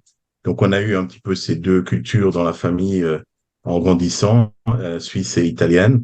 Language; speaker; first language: French; native; French